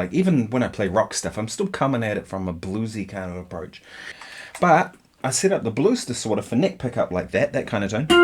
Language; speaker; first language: English; native; English